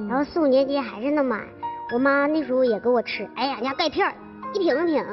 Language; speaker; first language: Chinese; native; Chinese